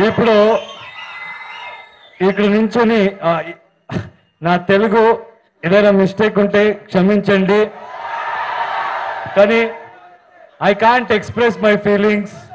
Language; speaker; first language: Telugu; non-native, learner; Kannada